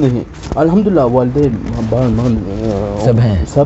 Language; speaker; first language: Hindi; non-native, learner; Pashto